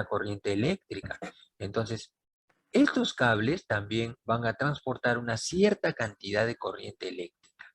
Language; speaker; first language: Spanish; native; Spanish